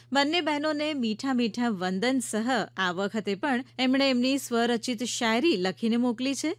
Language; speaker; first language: Gujarati; native; Gujarati